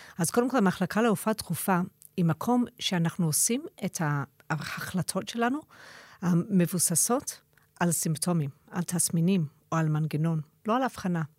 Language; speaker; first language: Hebrew; non-native, fluent; English